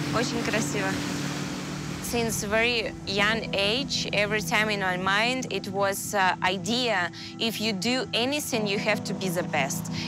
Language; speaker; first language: English; non-native, fluent; Russian